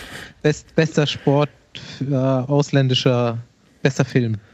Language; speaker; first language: German; native; German